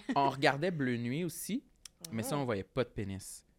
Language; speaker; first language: French; native; French